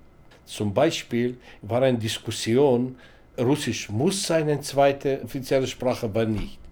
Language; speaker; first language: German; non-native, learner; Russian